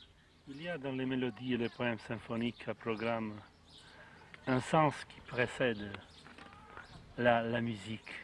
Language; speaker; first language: French; non-native, fluent; Macedonian